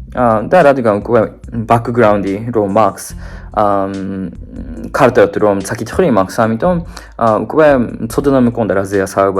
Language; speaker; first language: Georgian; non-native, fluent; Japanese